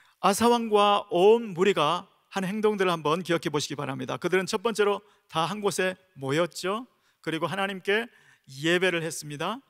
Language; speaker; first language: Korean; native; Korean